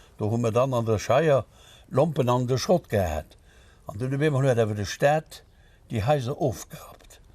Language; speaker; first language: Luxembourgish; native; Luxembourgish